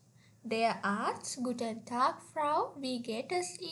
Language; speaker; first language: German; non-native, learner; Sinhala